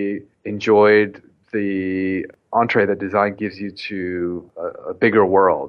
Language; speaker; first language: English; native; English